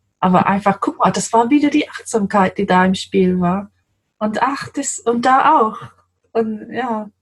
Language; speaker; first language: German; non-native, fluent; English